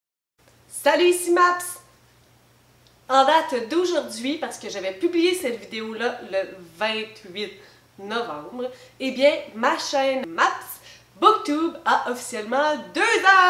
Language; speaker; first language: French; native; French